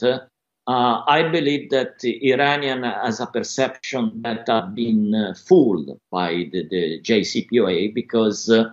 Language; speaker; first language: English; non-native, fluent; Italian